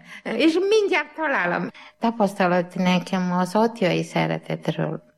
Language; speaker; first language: Hungarian; non-native, learner; Malayalam